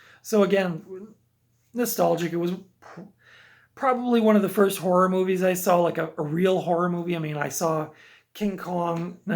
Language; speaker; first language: English; native; English